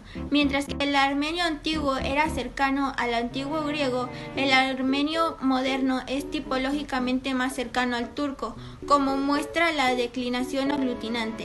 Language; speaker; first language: Spanish; native; Spanish